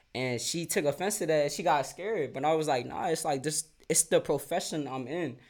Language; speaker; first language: English; native; English